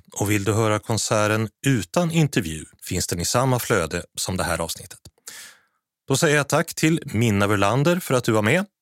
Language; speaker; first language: Swedish; native; Swedish